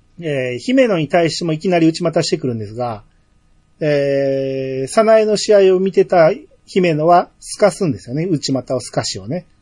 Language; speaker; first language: Japanese; native; Japanese